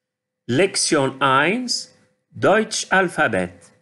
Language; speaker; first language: German; non-native, fluent; Arabic